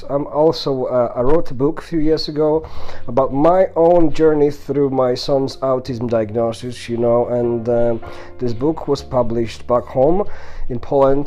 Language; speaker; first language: English; non-native, fluent; Polish